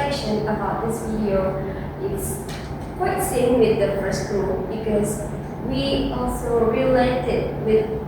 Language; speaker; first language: English; non-native, learner; Indonesian